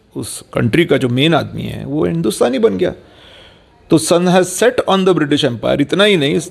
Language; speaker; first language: Hindi; non-native, local second language; Marathi